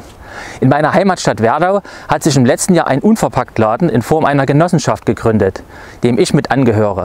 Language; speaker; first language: German; native; German